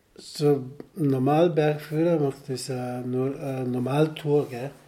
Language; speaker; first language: German; non-native, learner; Sherpa